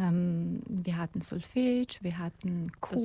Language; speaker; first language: German; non-native, fluent; Russian